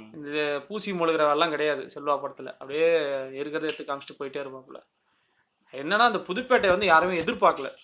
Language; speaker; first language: Tamil; native; Tamil